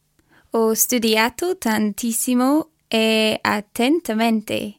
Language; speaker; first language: Italian; non-native, learner; English